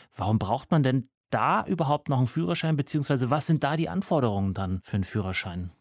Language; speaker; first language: German; native; German